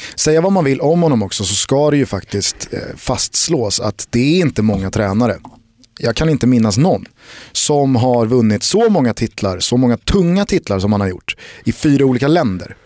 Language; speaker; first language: Swedish; native; Swedish